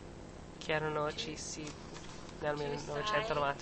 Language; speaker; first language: Italian; non-native, learner; English